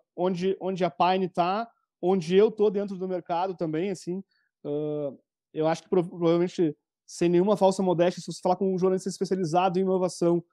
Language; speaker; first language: Portuguese; native; Portuguese